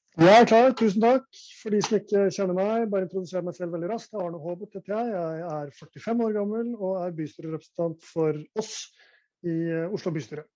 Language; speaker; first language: Norwegian; native; Norwegian